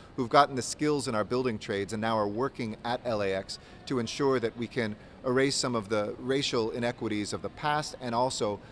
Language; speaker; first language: English; native; English